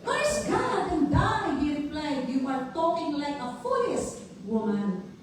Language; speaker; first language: English; non-native, local second language; Filipino